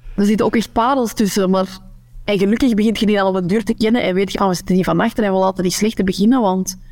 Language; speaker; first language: Dutch; native; Dutch